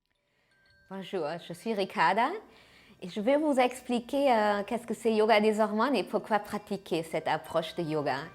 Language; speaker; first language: French; non-native, fluent; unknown